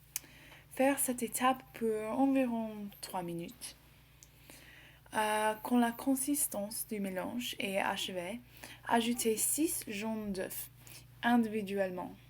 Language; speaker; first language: French; non-native, learner; English